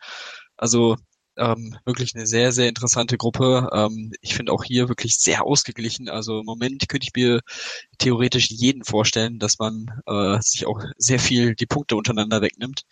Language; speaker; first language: German; native; German